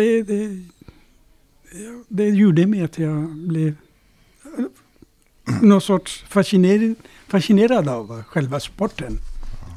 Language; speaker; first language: Swedish; non-native, fluent; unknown